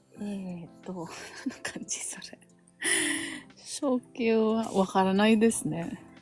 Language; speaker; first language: Japanese; non-native, learner; Filipino